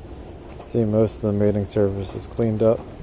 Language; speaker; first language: English; native; English